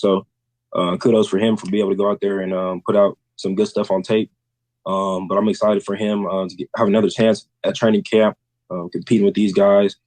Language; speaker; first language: English; native; English